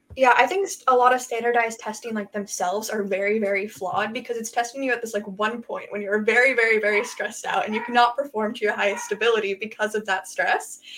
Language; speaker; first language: English; native; English